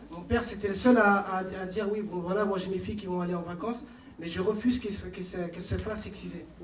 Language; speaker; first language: French; early bilingual, other home language; Soninke